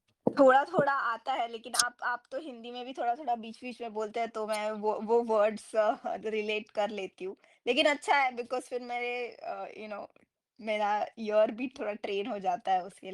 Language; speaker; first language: Hindi; non-native, local second language; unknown